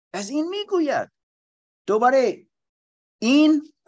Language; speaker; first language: Persian; non-native, learner; German